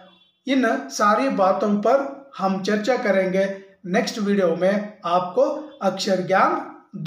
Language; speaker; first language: Hindi; non-native, local second language; Kannada